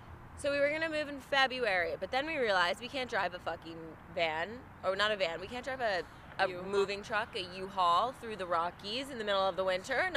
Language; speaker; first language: English; native; English